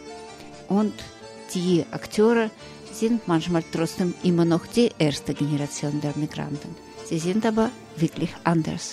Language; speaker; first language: German; non-native, fluent; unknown